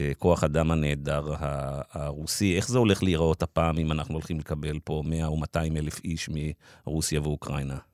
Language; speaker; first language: Hebrew; native; Hebrew